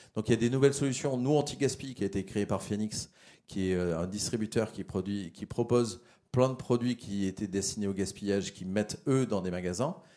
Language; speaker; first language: French; native; French